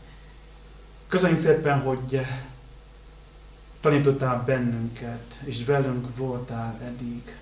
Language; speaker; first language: Hungarian; non-native, learner; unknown